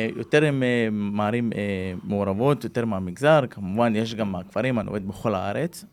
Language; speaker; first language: Hebrew; non-native, local second language; Arabic